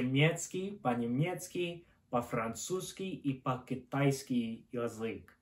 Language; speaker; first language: Russian; non-native, learner; English